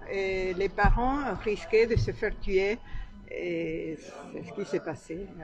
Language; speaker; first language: French; non-native, fluent; Spanish